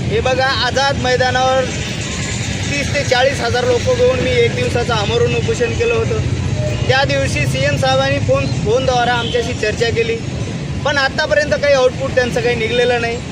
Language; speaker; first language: Marathi; non-native, local second language; Lambadi